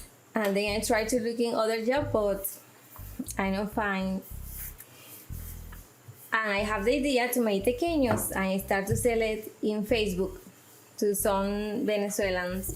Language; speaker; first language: English; non-native, learner; Spanish